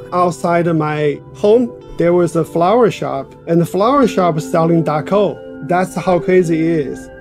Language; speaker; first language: English; non-native, fluent; Chinese